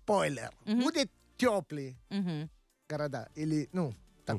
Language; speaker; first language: Russian; non-native, learner; Italian